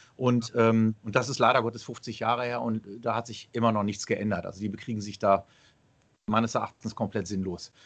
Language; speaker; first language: German; early bilingual, other home language; Arabic